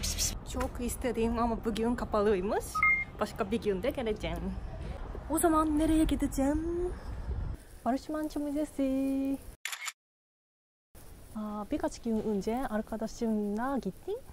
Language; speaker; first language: Turkish; non-native, learner; Japanese